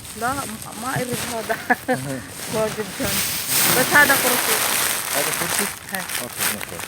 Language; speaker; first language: Arabic; non-native, learner; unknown